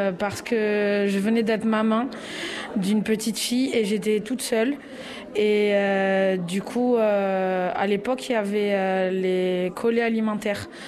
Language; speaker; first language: French; native; French